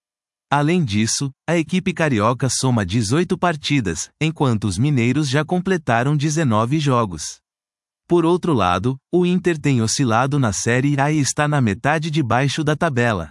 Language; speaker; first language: Portuguese; native; Portuguese